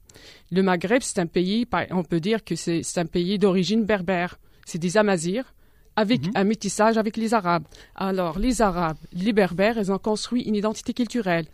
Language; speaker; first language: French; non-native, local second language; Arabic